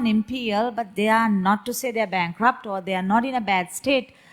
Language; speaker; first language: English; non-native, local second language; Sinhala